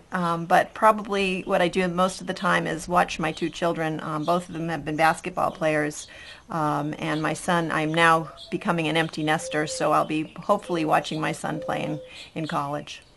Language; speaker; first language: English; native; English